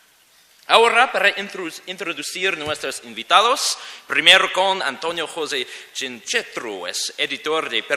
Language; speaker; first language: Spanish; non-native, learner; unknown